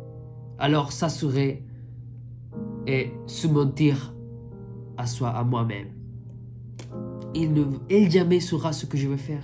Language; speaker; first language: French; non-native, fluent; Spanish